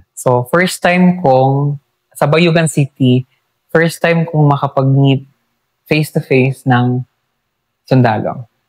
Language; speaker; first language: Filipino; non-native, local second language; Hiligaynon